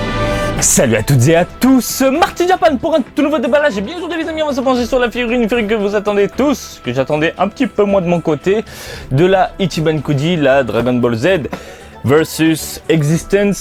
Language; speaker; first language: French; native; French